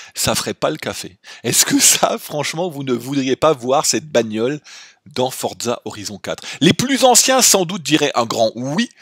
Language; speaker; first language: French; native; French